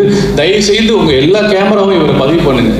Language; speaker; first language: Tamil; native; Tamil